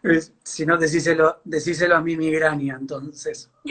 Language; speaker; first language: Spanish; native; Spanish